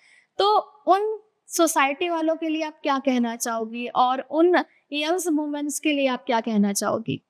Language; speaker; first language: Hindi; native; Hindi